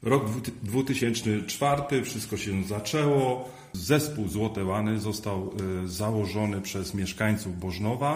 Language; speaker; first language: Polish; native; Polish